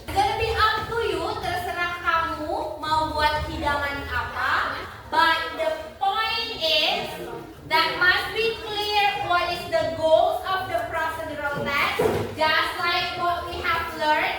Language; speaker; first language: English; non-native, learner; Indonesian